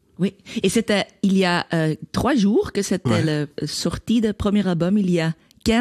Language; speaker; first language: French; non-native, learner; Dutch